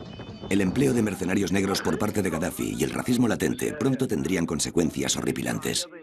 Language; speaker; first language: Spanish; native; Spanish